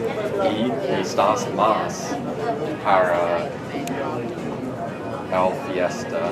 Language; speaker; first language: Spanish; non-native, learner; English